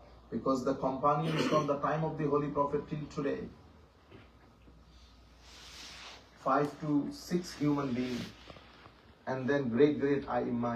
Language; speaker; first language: English; non-native, local second language; Bangla